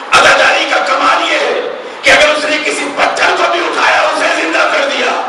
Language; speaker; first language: Urdu; native; Urdu